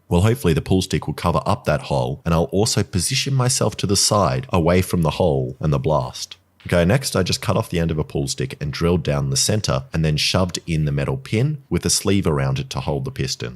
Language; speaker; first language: English; native; English